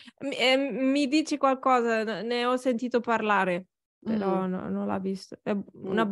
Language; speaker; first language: Italian; non-native, learner; Catalan